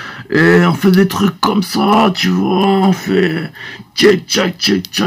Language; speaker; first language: French; native; French